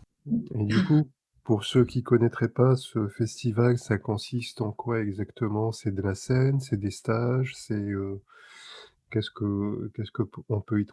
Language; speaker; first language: French; native; French